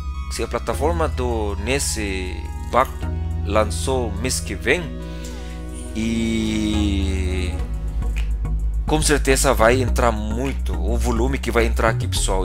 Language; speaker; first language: Portuguese; non-native, fluent; Filipino